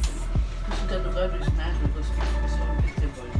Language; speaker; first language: English; non-native, learner; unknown